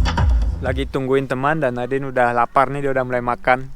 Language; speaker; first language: Indonesian; early bilingual, heritage; Indonesian